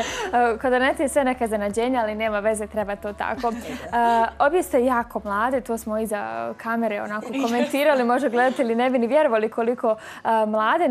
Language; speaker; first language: Croatian; native; Croatian